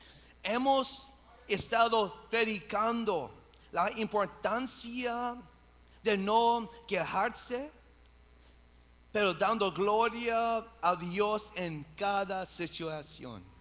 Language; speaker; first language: Spanish; early bilingual, heritage; English